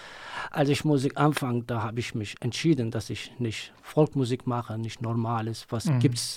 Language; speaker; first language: German; non-native, learner; Kurdish